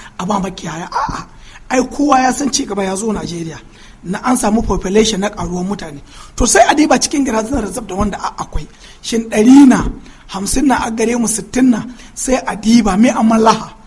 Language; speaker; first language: Hausa; non-native, local second language; Fula